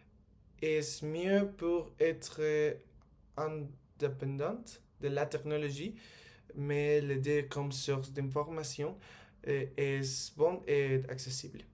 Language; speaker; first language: French; non-native, learner; Spanish